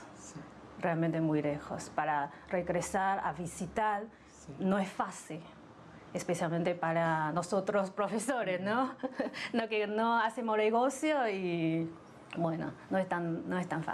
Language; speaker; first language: Spanish; non-native, fluent; Chinese